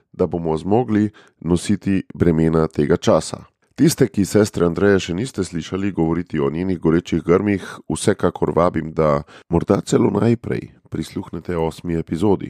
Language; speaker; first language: Slovenian; native; Slovenian